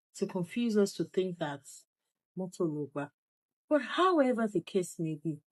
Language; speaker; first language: English; non-native, local second language; Yoruba